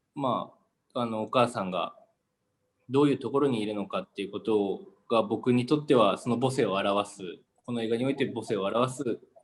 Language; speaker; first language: Japanese; native; Japanese